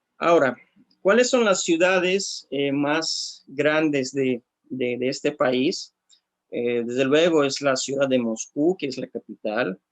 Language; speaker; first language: Spanish; non-native, fluent; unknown